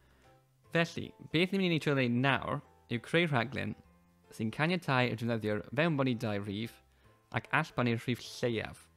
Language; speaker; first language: Welsh; native; Welsh